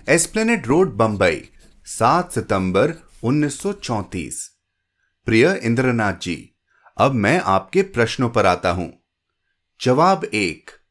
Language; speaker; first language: Hindi; native; Hindi